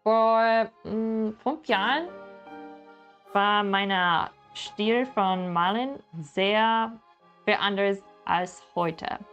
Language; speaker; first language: German; non-native, learner; English